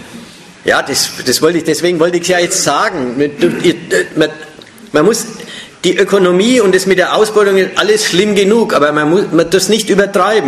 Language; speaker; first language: German; native; German